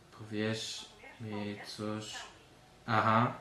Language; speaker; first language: Polish; non-native, learner; English